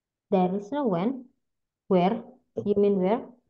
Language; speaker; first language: English; non-native, fluent; Indonesian